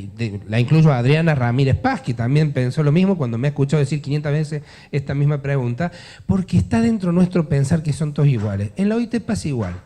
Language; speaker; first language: Spanish; native; Spanish